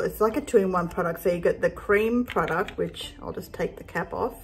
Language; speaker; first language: English; native; English